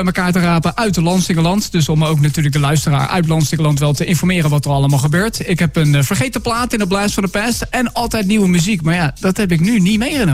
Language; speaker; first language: Dutch; native; Dutch